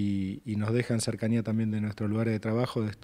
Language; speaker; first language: Spanish; native; Spanish